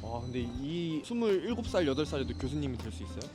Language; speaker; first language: Korean; native; Korean